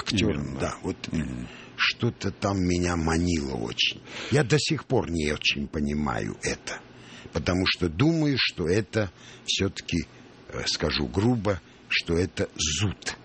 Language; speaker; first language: Russian; non-native, local second language; Armenian